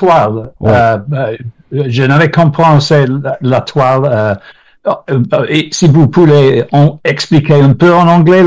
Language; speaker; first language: French; non-native, learner; English